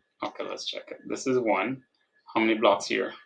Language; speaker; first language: English; non-native, fluent; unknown